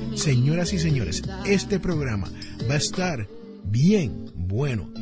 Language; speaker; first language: Spanish; early bilingual, heritage; Spanish